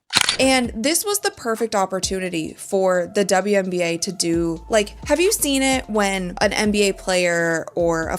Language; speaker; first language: English; native; English